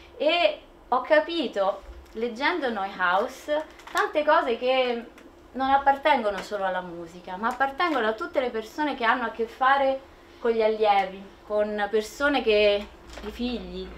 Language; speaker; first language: Italian; native; Italian